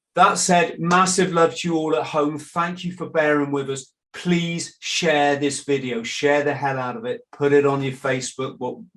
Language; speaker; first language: English; native; English